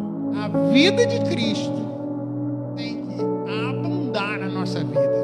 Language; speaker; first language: Portuguese; native; Portuguese